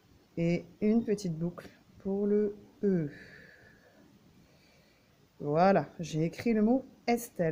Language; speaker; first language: French; native; French